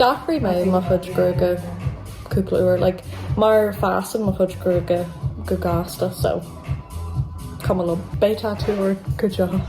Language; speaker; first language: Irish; non-native, local second language; English